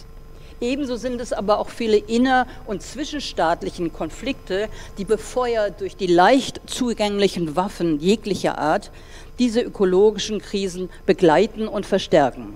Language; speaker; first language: German; native; German